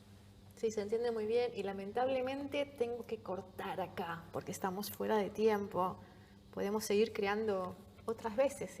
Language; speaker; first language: Spanish; native; Spanish